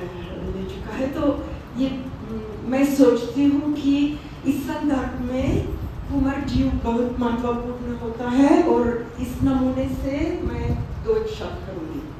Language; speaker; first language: Hindi; non-native, fluent; Italian